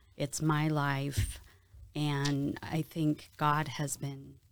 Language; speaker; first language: English; native; English